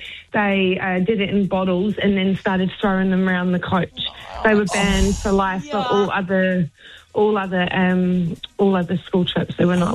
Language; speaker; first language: English; native; English